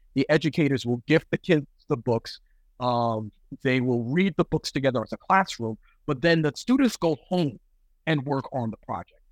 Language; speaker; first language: English; native; English